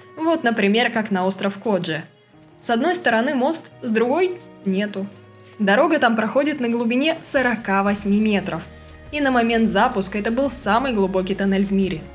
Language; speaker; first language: Russian; native; Russian